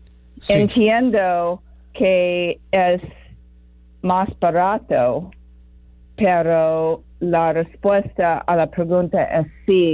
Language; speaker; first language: Spanish; non-native, fluent; English